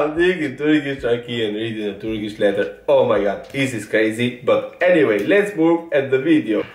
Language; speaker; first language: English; non-native, fluent; Italian